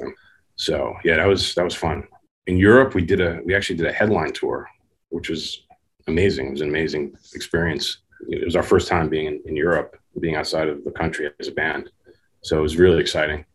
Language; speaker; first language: English; native; English